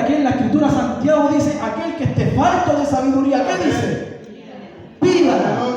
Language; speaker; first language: Spanish; native; Spanish